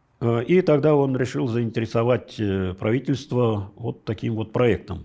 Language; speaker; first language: Russian; native; Russian